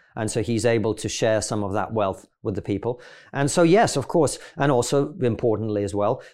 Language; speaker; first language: English; non-native, fluent; Russian